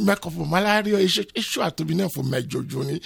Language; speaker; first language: Hungarian; non-native, learner; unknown